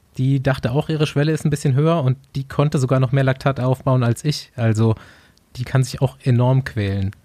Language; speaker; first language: German; native; German